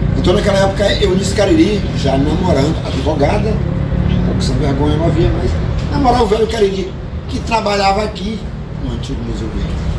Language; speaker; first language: Portuguese; non-native, local second language; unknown